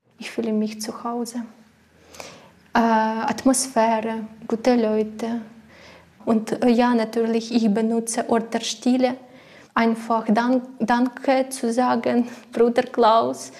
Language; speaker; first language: German; non-native, learner; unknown